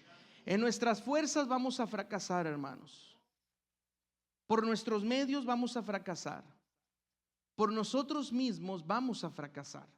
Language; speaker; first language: Spanish; native; Spanish